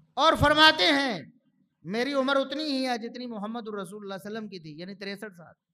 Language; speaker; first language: Urdu; native; Urdu